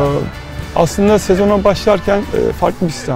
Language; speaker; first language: Turkish; native; Turkish